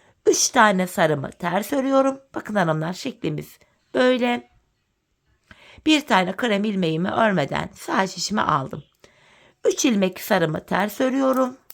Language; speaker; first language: Turkish; native; Turkish